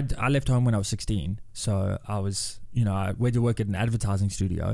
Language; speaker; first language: English; native; English